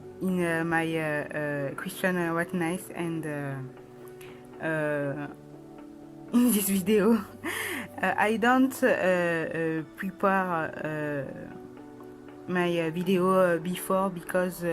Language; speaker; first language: English; non-native, learner; French